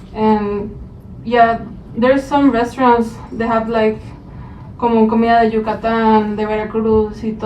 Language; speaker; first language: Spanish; early bilingual, other home language; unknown